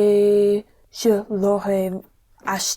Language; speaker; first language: French; non-native, learner; English